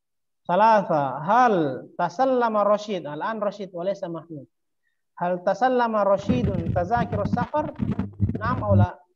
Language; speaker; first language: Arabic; non-native, fluent; Indonesian